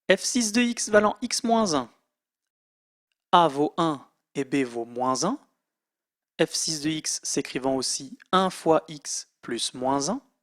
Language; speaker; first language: French; native; French